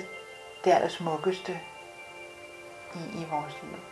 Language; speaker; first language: Danish; native; Danish